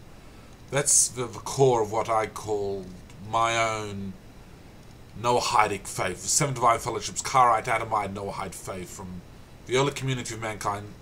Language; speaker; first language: English; native; English